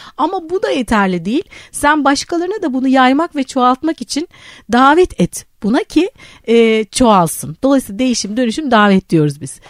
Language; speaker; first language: Turkish; native; Turkish